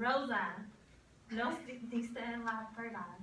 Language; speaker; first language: Spanish; non-native, learner; English